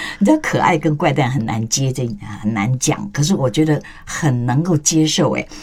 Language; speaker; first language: Chinese; native; Chinese